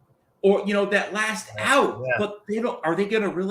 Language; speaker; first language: English; native; English